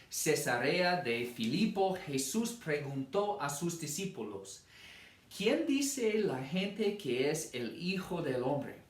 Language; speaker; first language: Spanish; non-native, fluent; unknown